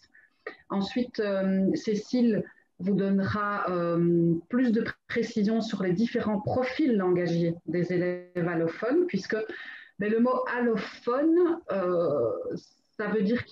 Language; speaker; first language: French; native; French